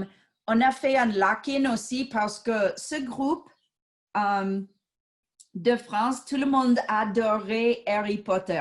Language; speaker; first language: French; non-native, fluent; English